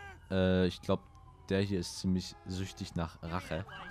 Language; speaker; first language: German; native; German